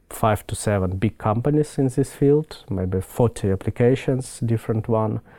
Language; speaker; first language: English; non-native, fluent; Ukrainian